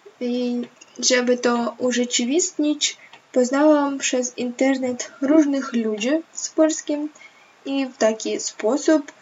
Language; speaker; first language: Polish; non-native, learner; Ukrainian